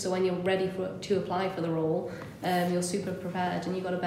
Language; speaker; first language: English; native; English